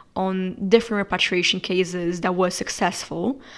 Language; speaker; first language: English; non-native, fluent; Portuguese